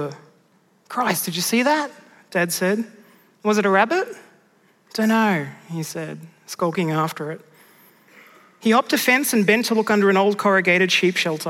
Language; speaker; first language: English; native; English